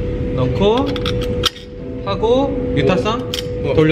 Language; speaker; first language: Korean; early bilingual, heritage; Korean